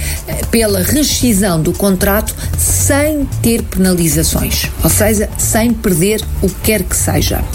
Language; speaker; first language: Portuguese; native; Portuguese